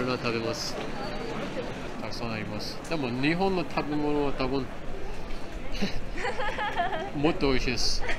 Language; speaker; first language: Japanese; non-native, learner; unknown